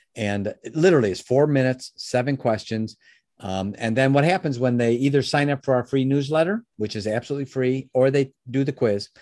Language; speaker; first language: English; native; English